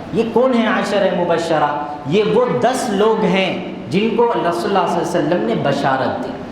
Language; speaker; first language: Urdu; native; Urdu